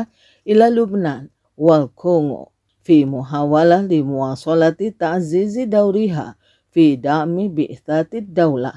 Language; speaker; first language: Arabic; non-native, fluent; Indonesian